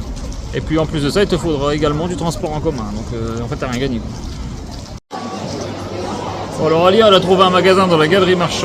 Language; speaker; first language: French; native; French